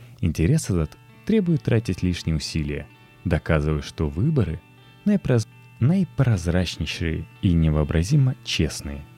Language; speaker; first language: Russian; native; Russian